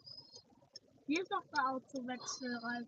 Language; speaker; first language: German; non-native, learner; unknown